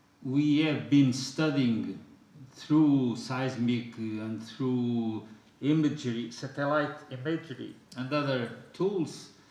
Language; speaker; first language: English; non-native, fluent; Portuguese